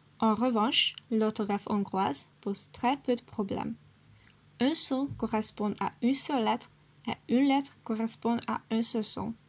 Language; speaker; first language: French; non-native, learner; Hungarian